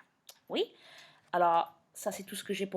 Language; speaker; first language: French; non-native, fluent; English